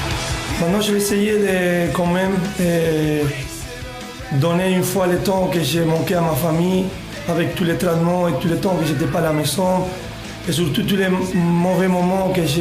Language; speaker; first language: French; non-native, fluent; Spanish